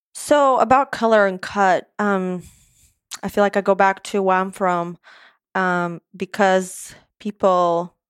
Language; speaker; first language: English; non-native, fluent; Romanian